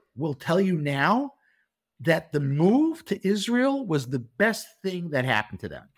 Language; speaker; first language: English; native; English